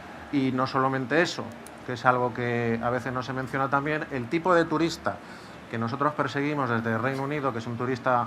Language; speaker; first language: Spanish; native; Spanish